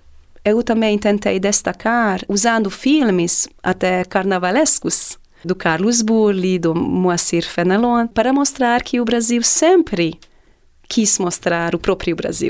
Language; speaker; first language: Portuguese; non-native, fluent; Hungarian